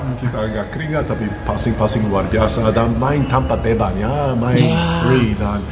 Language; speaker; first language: Indonesian; non-native, fluent; English